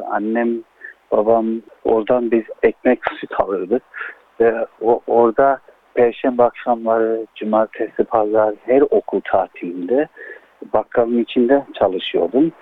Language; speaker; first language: Turkish; early bilingual, heritage; Turkish